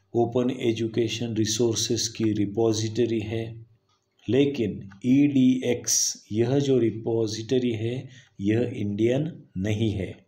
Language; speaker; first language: Hindi; non-native, local second language; Marathi